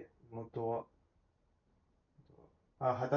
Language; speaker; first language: Japanese; non-native, learner; English